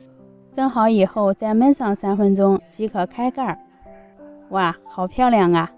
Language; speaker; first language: Chinese; native; Chinese